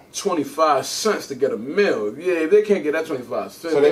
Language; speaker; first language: English; native; English